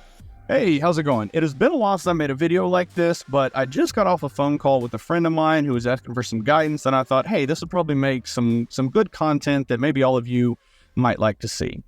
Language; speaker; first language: English; native; English